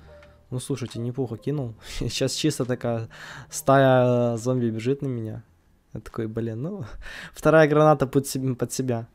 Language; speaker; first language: Russian; native; Russian